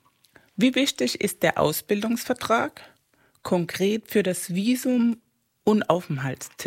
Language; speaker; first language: German; non-native, fluent; Spanish